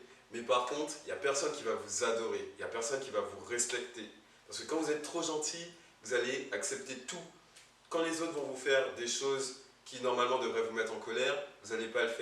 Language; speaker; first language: French; native; French